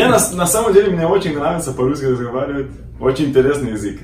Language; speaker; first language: Russian; non-native, learner; Portuguese